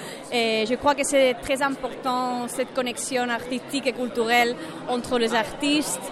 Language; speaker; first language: French; non-native, learner; Spanish